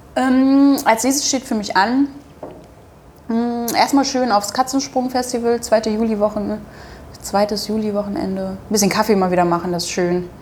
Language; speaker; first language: German; native; German